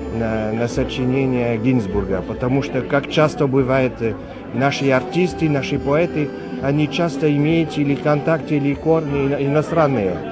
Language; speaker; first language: Russian; non-native, fluent; French